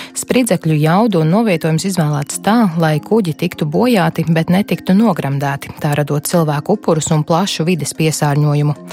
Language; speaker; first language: Latvian; native; Latvian